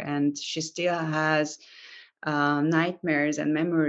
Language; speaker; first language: English; non-native, fluent; Hungarian